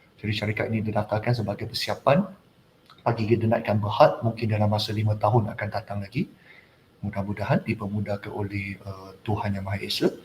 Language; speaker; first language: Malay; non-native, local second language; Chinese